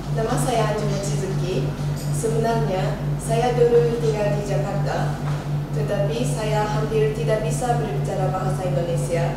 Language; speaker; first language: Indonesian; non-native, learner; Japanese